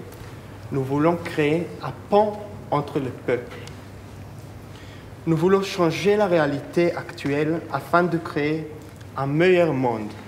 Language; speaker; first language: French; non-native, fluent; Hebrew